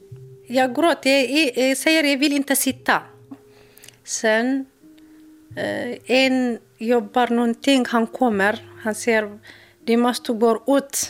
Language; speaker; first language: Swedish; non-native, learner; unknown